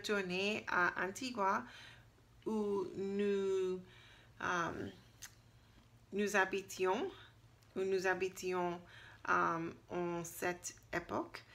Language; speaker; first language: French; non-native, learner; English